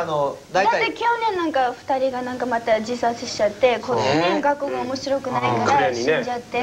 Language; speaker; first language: Japanese; non-native, fluent; English